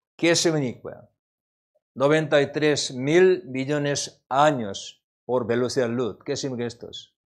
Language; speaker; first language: Spanish; non-native, learner; Korean